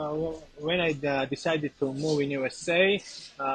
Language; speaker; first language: English; non-native, learner; Georgian